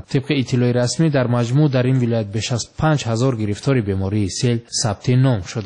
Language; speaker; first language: Tajik; native; Tajik